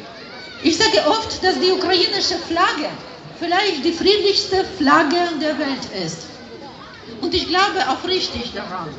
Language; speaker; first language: German; non-native, fluent; Ukrainian